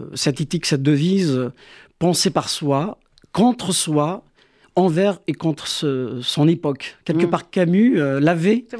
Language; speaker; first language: French; non-native, local second language; Kabyle